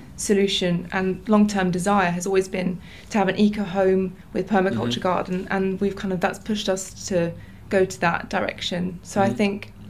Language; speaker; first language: English; native; English